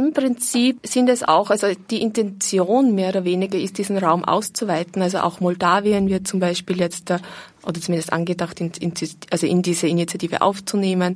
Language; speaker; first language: German; native; German